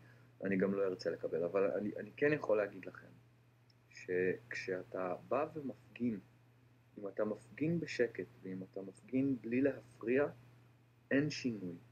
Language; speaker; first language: Hebrew; native; Hebrew